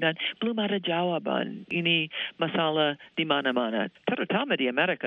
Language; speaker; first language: Indonesian; non-native, fluent; English